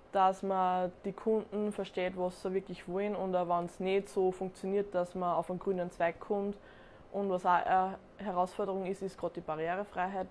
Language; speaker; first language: German; native; German